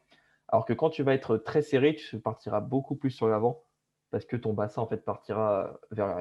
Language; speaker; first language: French; native; French